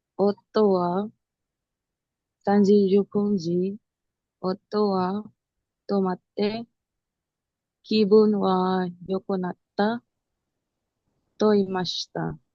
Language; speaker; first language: Japanese; non-native, learner; Filipino